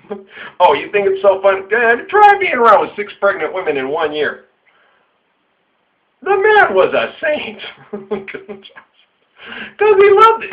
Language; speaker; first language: English; native; English